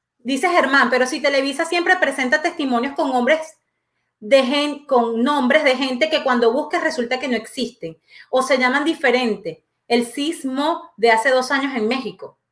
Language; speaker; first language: Spanish; native; Spanish